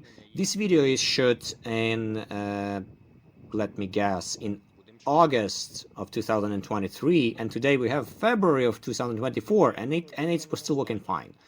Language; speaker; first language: English; non-native, fluent; Ukrainian